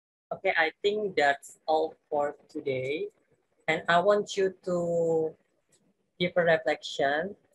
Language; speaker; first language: English; non-native, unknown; Indonesian